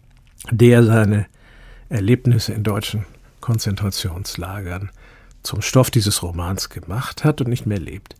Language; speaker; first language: German; native; German